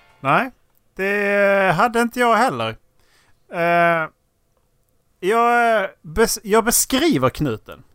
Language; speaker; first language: Swedish; native; Swedish